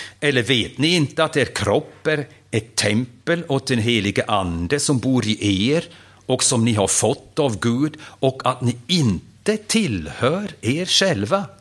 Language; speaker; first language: Swedish; non-native, fluent; German